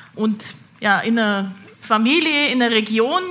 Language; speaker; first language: German; native; German